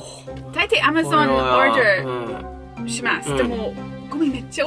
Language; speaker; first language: Japanese; non-native, learner; English